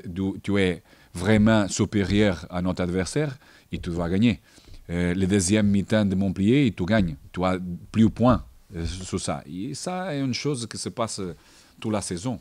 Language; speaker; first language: French; non-native, fluent; Portuguese